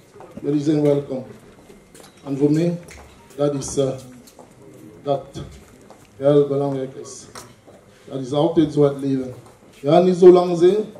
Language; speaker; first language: Dutch; non-native, learner; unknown